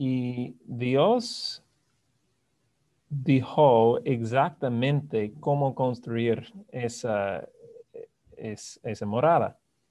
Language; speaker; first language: Spanish; non-native, fluent; English